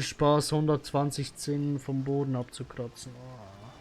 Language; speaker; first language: German; native; German